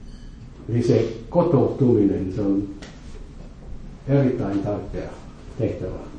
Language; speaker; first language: Finnish; non-native, fluent; French